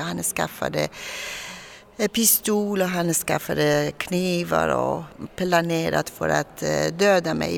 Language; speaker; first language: Swedish; non-native, fluent; Persian